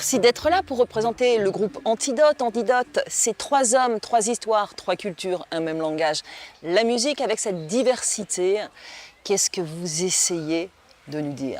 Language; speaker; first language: French; native; French